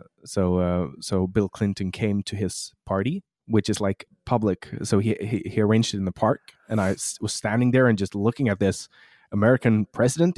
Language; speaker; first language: English; non-native, fluent; Swedish